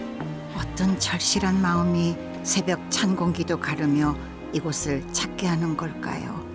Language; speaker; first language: Korean; native; Korean